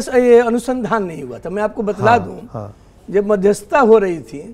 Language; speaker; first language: Hindi; native; Hindi